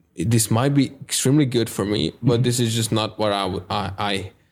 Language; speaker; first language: English; non-native, fluent; Hungarian